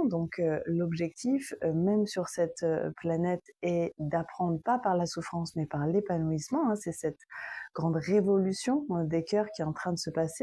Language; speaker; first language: French; native; French